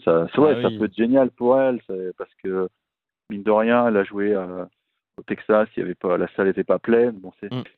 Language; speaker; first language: French; native; French